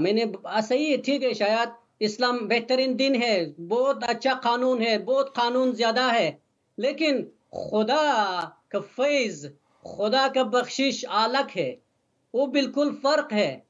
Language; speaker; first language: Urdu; non-native, learner; Persian